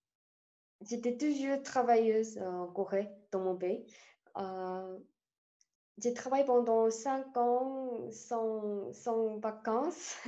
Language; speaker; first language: French; non-native, learner; Korean